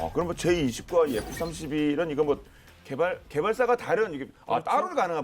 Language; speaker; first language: Korean; native; Korean